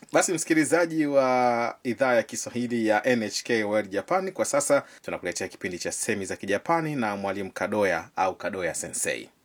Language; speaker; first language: Swahili; native; Swahili